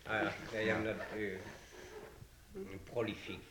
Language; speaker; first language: English; non-native, learner; French